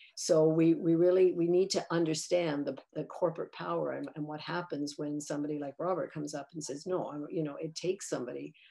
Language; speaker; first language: English; native; English